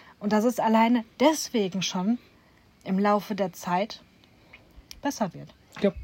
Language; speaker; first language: German; native; German